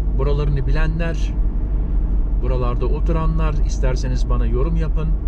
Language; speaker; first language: Turkish; early bilingual, heritage; Turkish